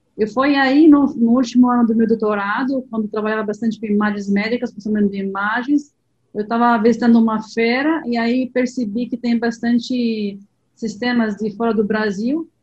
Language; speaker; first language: Portuguese; non-native, fluent; Arabic